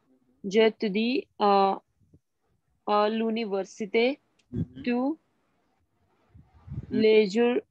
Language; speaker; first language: French; non-native, learner; Punjabi